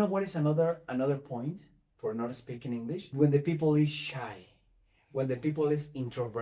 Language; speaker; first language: English; non-native, fluent; Spanish